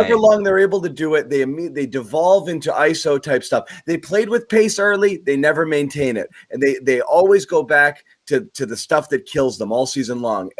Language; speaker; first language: English; native; English